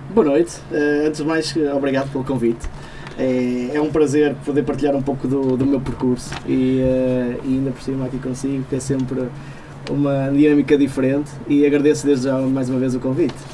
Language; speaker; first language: Portuguese; native; Portuguese